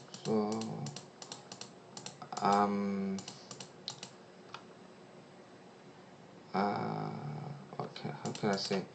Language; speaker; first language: English; non-native, learner; Korean